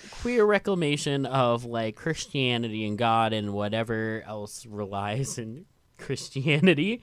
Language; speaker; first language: English; native; English